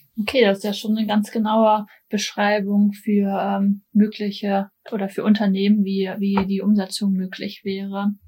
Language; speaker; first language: German; native; German